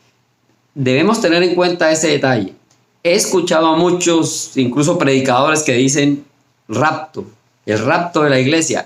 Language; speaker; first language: Spanish; native; Spanish